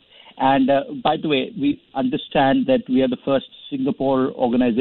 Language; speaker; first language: English; non-native, local second language; Hindi